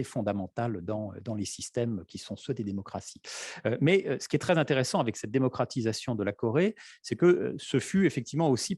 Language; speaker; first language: French; native; French